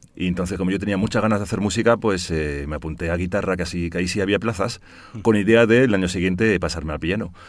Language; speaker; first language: Spanish; early bilingual, heritage; Spanish